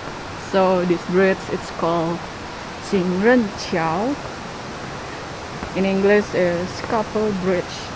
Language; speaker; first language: English; non-native, fluent; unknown